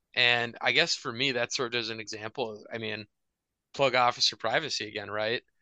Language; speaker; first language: English; native; English